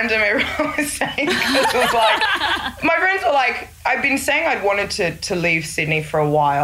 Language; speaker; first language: English; native; English